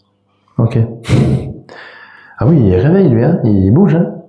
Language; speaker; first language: French; native; French